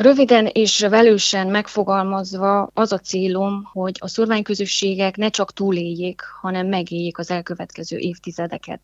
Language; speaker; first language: Hungarian; native; Hungarian